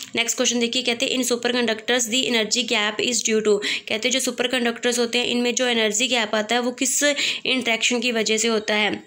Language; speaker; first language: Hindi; non-native, local second language; Punjabi